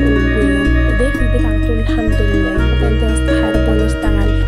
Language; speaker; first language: Arabic; native; Arabic